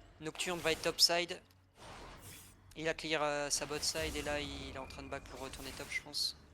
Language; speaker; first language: French; native; French